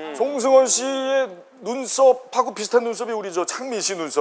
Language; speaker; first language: Korean; native; Korean